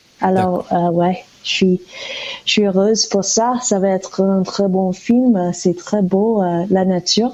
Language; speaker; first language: French; non-native, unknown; English